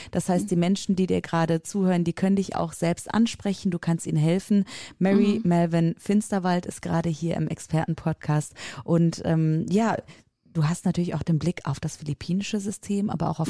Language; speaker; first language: German; native; German